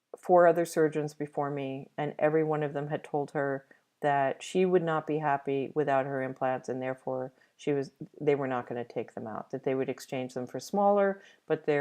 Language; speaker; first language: English; native; English